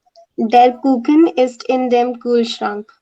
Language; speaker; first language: German; non-native, learner; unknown